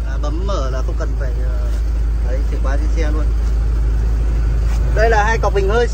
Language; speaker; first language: Vietnamese; native; Vietnamese